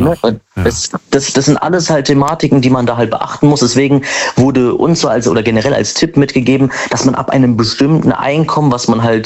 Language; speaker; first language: German; native; German